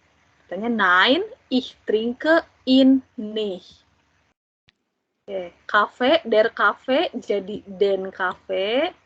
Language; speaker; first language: German; non-native, fluent; Indonesian